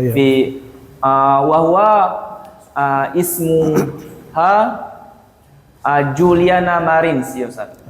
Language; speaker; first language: Arabic; non-native, learner; Indonesian